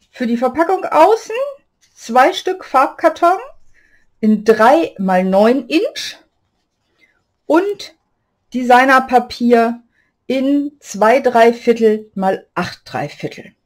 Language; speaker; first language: German; native; German